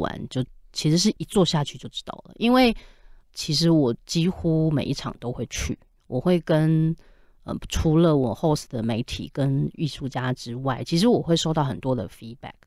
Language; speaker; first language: Chinese; native; Chinese